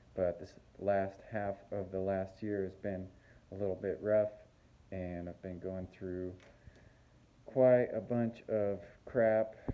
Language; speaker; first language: English; native; English